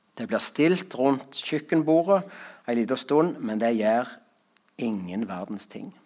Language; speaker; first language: Norwegian; native; Norwegian